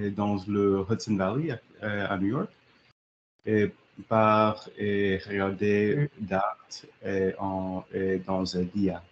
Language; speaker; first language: French; non-native, learner; English